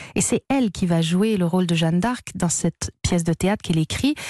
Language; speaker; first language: French; native; French